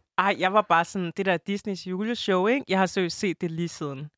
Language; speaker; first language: Danish; early bilingual, other home language; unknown